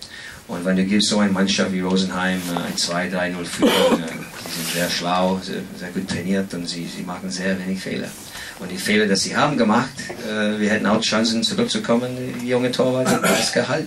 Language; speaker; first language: German; non-native, fluent; English